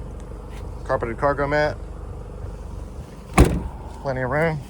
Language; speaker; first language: English; native; English